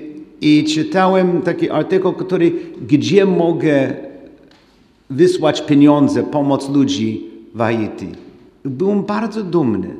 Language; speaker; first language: Polish; non-native, learner; English